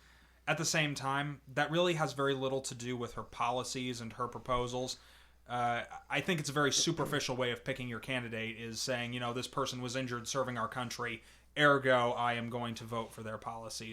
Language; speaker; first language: English; native; English